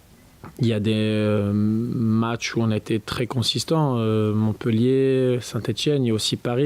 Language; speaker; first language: French; native; French